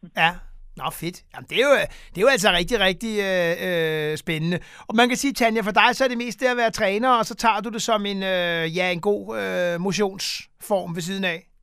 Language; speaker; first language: Danish; native; Danish